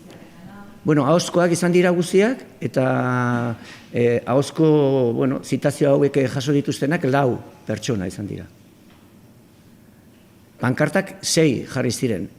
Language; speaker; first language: Basque; non-native, local second language; Spanish